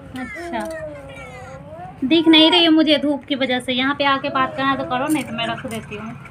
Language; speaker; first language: Hindi; native; Hindi